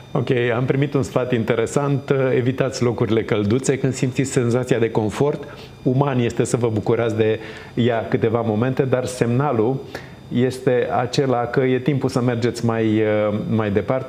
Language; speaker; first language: Romanian; native; Romanian